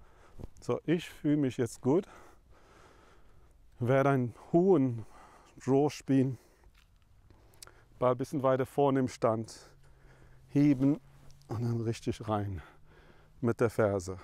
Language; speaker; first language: German; non-native, fluent; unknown